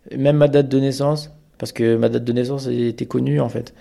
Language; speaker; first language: French; early bilingual, other home language; Amharic